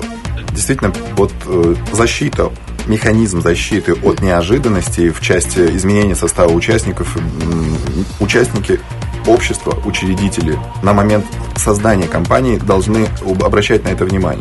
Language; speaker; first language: Russian; native; Russian